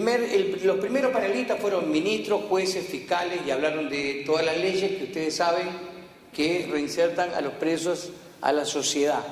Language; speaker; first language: Spanish; native; Spanish